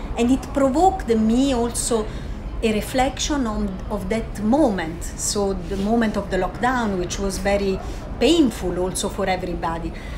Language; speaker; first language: English; non-native, fluent; Italian